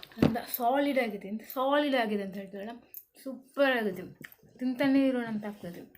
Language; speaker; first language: Kannada; non-native, local second language; Tulu